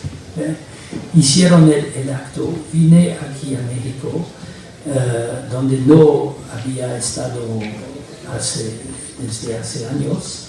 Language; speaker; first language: Spanish; non-native, fluent; French